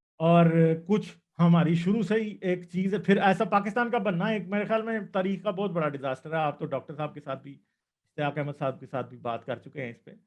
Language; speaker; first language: Urdu; non-native, local second language; Punjabi